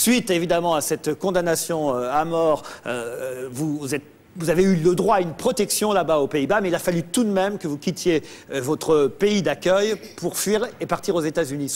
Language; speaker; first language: French; native; French